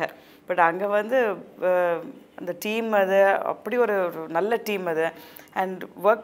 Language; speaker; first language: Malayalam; non-native, local second language; Tamil